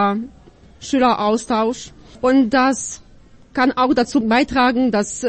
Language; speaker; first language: German; non-native, fluent; Polish